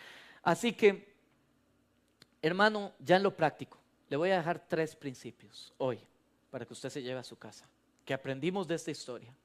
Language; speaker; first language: Spanish; native; Spanish